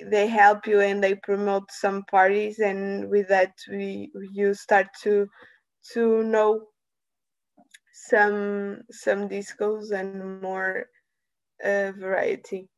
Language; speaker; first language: English; non-native, learner; Portuguese